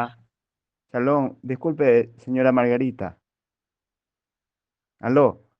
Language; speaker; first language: Spanish; native; Spanish